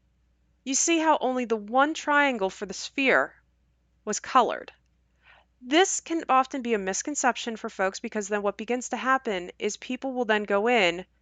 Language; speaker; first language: English; native; English